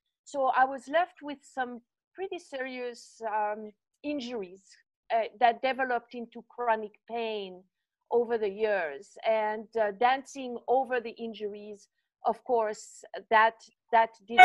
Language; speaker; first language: English; non-native, fluent; French